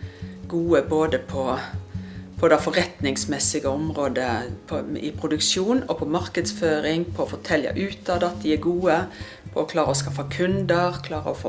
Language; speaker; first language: Norwegian; native; Norwegian